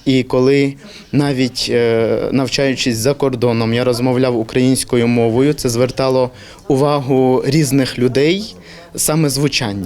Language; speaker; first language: Ukrainian; non-native, local second language; Turkish